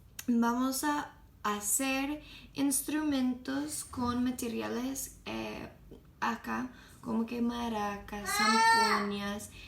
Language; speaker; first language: Spanish; non-native, learner; English